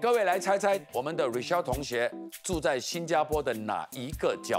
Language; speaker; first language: Chinese; native; Chinese